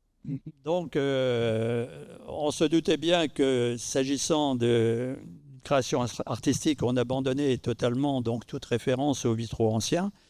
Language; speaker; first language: French; native; French